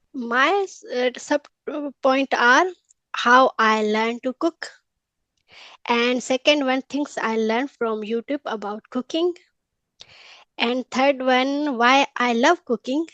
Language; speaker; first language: English; non-native, learner; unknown